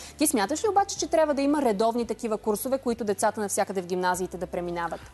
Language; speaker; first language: Bulgarian; native; Bulgarian